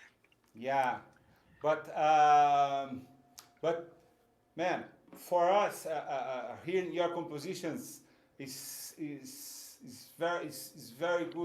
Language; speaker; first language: English; non-native, fluent; Portuguese